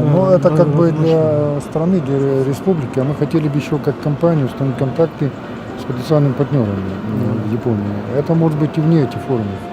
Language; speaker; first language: Russian; native; Russian